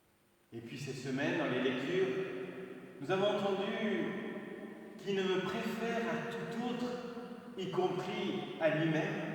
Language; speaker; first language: French; native; French